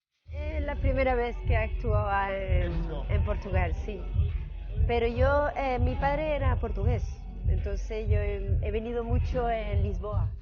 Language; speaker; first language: Spanish; early bilingual, heritage; French